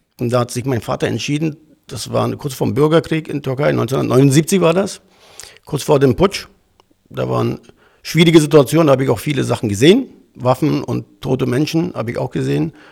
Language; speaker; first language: German; early bilingual, other home language; Turkish